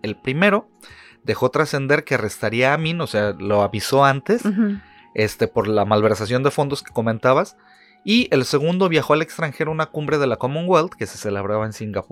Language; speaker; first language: Spanish; native; Spanish